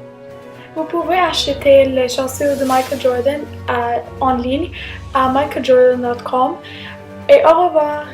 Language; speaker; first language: French; non-native, learner; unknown